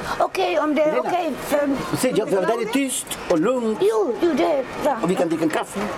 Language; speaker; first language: Swedish; early bilingual, other home language; Spanish